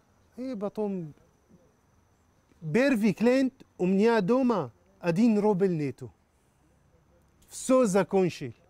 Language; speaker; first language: Russian; non-native, learner; Arabic